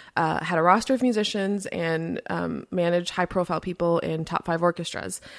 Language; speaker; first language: English; early bilingual, other home language; Spanish